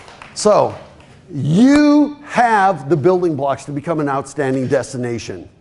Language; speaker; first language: English; native; English